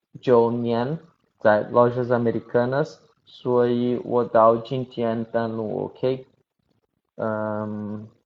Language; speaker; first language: Chinese; non-native, learner; Portuguese